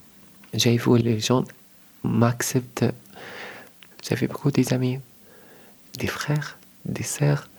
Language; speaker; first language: French; non-native, learner; Arabic